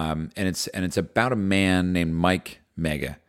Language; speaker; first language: English; native; English